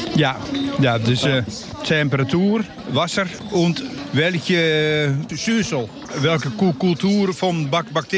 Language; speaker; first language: German; non-native, learner; Dutch